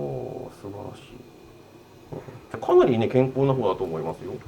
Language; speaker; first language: Japanese; native; Japanese